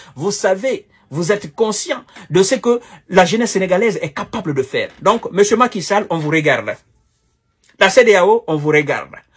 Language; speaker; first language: French; non-native, local second language; Wolof